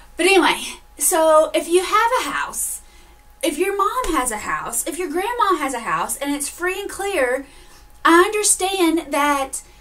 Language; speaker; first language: English; native; English